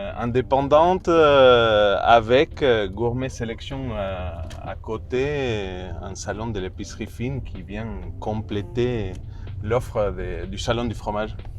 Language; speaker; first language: French; non-native, fluent; Spanish